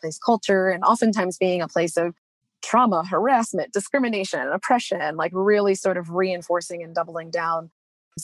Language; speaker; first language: English; native; English